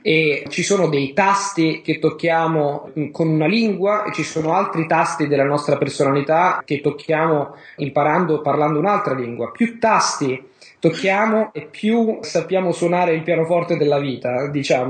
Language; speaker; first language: Italian; native; Italian